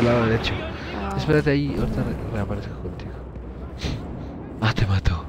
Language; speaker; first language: Spanish; native; Spanish